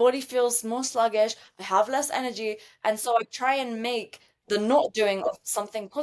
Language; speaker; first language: English; native; English